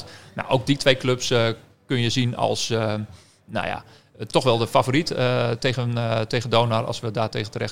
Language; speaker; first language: Dutch; native; Dutch